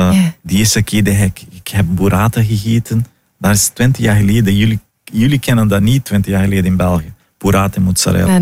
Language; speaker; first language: Dutch; non-native, learner; Portuguese